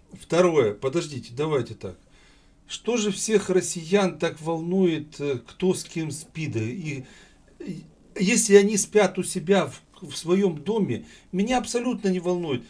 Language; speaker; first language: Russian; native; Russian